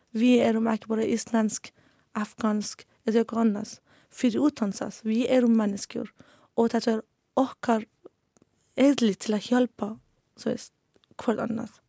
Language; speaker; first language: Icelandic; non-native, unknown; Persian